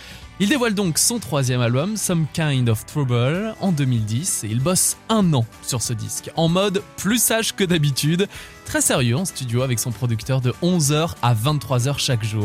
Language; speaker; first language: French; native; French